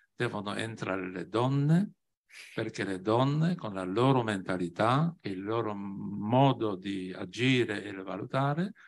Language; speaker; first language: Italian; non-native, fluent; Polish